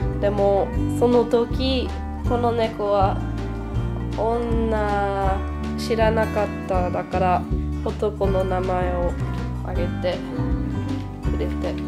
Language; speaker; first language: Japanese; non-native, learner; English